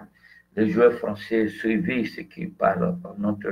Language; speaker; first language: French; non-native, fluent; Portuguese